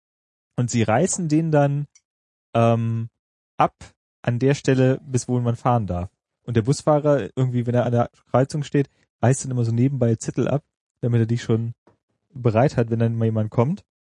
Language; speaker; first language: German; native; German